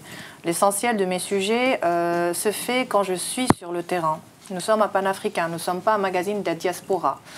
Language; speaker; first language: French; native; French